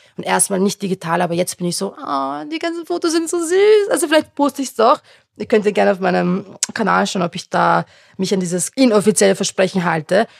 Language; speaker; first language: German; non-native, local second language; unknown